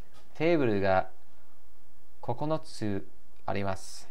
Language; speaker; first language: Japanese; non-native, learner; English